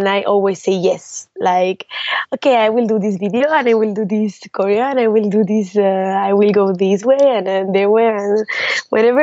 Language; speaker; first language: English; non-native, fluent; Spanish